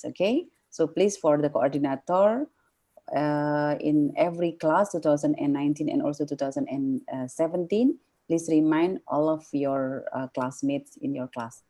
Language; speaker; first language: English; non-native, fluent; Indonesian